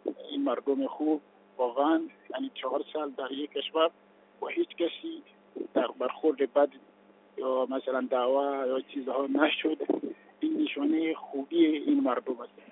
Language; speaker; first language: Persian; non-native, fluent; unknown